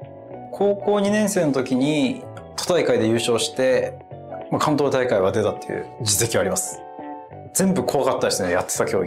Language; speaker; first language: Japanese; native; Japanese